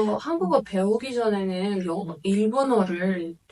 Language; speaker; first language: Korean; non-native, fluent; Azerbaijani